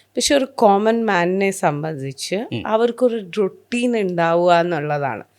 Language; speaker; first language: Malayalam; non-native, local second language; Hindi